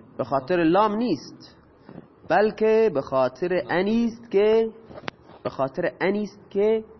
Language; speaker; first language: Persian; non-native, local second language; Baluchi